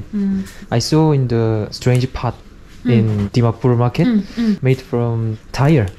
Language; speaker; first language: English; non-native, learner; Korean